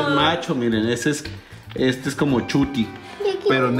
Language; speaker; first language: Spanish; native; Spanish